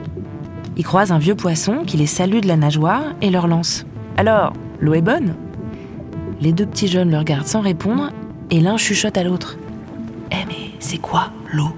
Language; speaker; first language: French; native; French